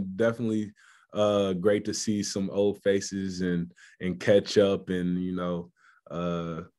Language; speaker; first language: English; native; English